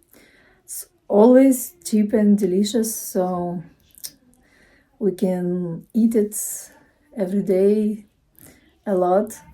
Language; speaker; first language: English; non-native, fluent; Russian